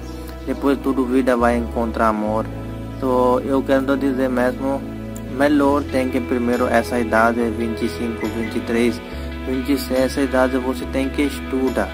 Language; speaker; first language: Portuguese; non-native, learner; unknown